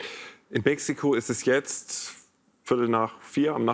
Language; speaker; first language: German; native; German